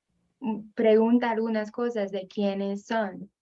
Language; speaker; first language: Spanish; non-native, fluent; English